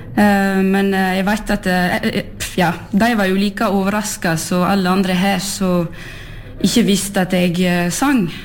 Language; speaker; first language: Norwegian; non-native, fluent; French